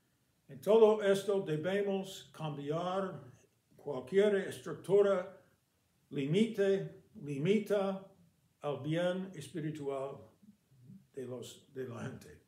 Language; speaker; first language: Spanish; non-native, fluent; English